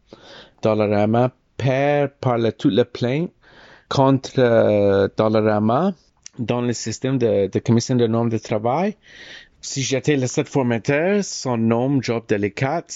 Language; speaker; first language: French; non-native, learner; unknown